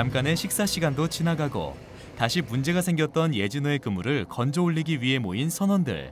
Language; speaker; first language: Korean; native; Korean